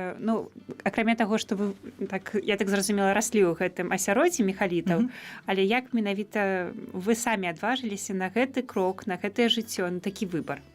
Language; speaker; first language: Belarusian; native; Belarusian